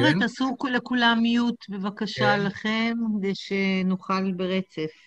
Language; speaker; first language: Hebrew; native; Hebrew